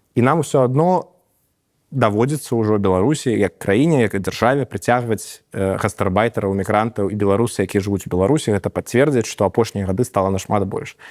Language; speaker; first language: Belarusian; non-native, local second language; Russian